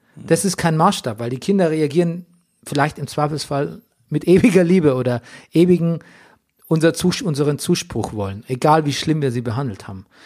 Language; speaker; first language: German; native; German